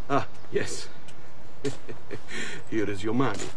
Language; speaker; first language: English; native; English